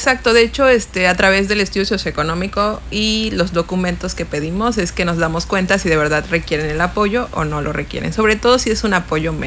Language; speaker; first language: Spanish; native; Spanish